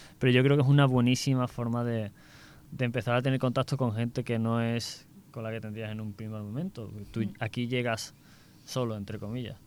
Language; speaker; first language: Spanish; native; Spanish